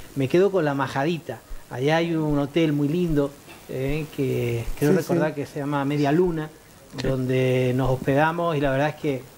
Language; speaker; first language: Spanish; native; Spanish